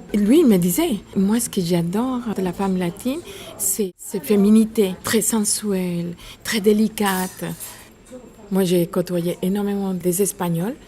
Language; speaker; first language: French; non-native, fluent; Spanish